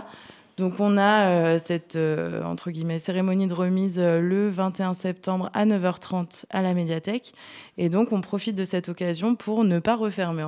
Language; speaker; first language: French; native; French